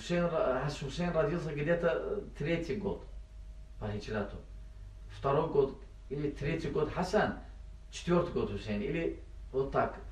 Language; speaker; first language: Russian; non-native, learner; Azerbaijani